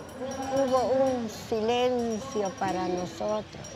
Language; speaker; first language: Spanish; non-native, local second language; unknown